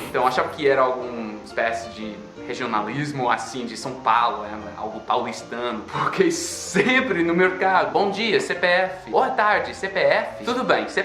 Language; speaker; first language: Portuguese; non-native, fluent; English